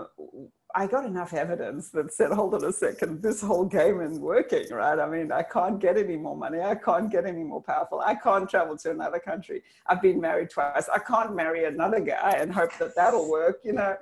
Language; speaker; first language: English; native; English